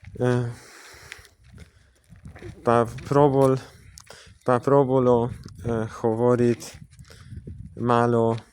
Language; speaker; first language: Ukrainian; non-native, learner; Polish